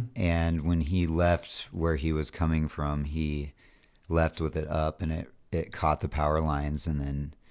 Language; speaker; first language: English; native; English